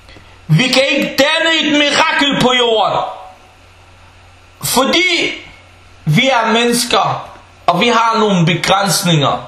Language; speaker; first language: Danish; non-native, fluent; Arabic